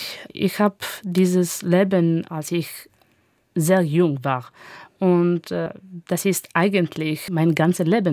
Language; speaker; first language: German; non-native, learner; Italian